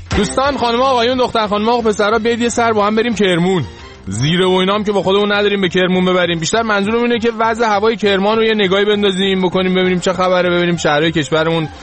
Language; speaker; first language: Persian; native; Persian